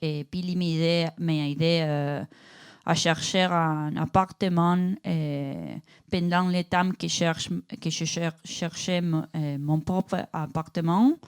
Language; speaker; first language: French; non-native, learner; Spanish